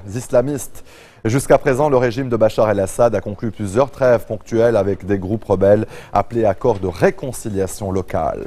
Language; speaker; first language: French; non-native, local second language; Arabic